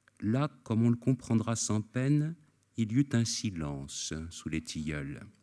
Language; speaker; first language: French; native; French